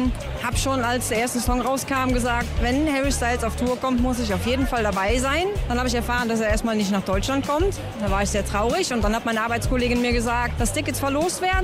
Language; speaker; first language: German; native; German